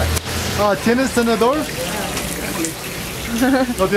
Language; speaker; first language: Spanish; non-native, learner; English